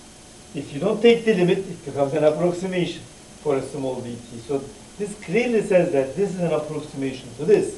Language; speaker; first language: English; non-native, fluent; Turkish